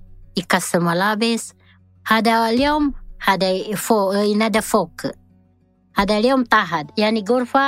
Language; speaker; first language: Arabic; non-native, learner; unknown